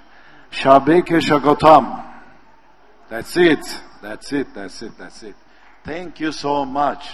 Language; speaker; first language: English; non-native, learner; Turkish